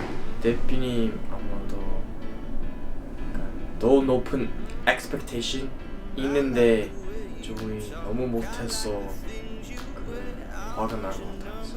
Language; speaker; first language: Korean; non-native, learner; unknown